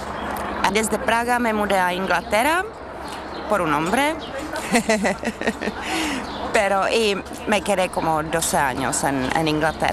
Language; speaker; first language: Spanish; non-native, fluent; Czech